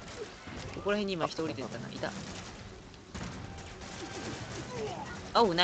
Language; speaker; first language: Japanese; native; Japanese